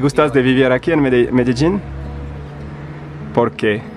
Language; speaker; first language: Spanish; non-native, learner; French